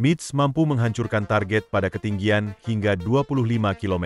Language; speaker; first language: Indonesian; native; Indonesian